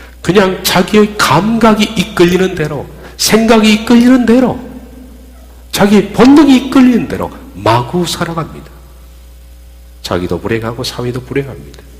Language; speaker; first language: Korean; native; Korean